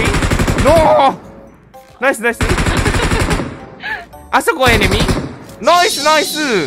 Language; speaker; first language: Japanese; native; Japanese